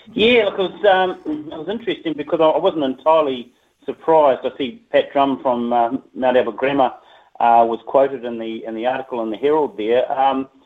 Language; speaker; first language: English; native; English